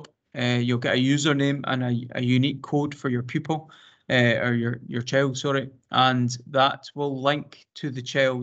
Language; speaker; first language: English; native; English